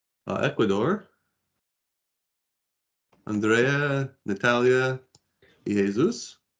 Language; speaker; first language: Spanish; non-native, learner; English